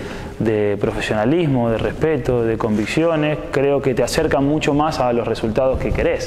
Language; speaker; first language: Spanish; native; Spanish